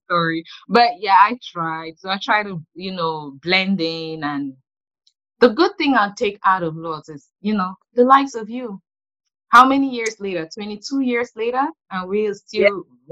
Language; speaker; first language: English; non-native, local second language; French